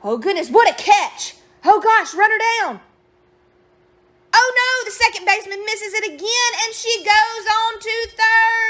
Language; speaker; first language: English; native; English